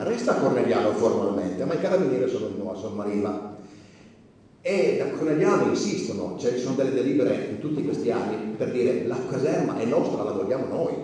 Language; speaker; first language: Italian; native; Italian